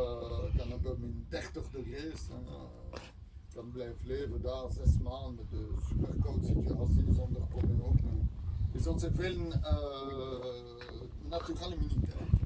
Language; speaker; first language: Dutch; non-native, learner; French